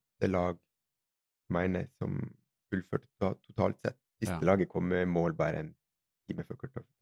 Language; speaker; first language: Norwegian; native; Norwegian